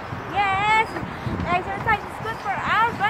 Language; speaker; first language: English; non-native, learner; Filipino